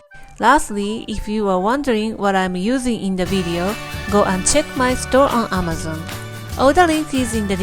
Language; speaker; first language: English; non-native, fluent; Japanese